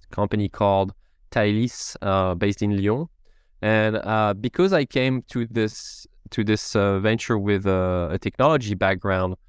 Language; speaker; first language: English; non-native, fluent; French